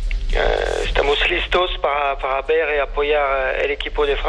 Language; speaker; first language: Spanish; non-native, fluent; French